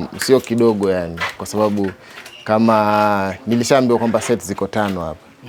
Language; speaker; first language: Swahili; native; Swahili